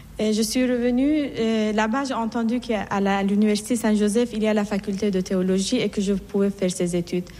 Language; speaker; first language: French; non-native, fluent; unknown